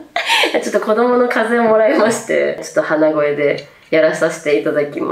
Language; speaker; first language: Japanese; native; Japanese